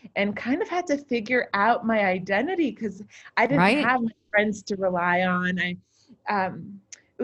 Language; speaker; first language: English; native; English